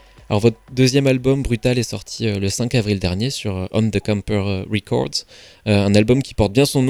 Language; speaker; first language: French; native; French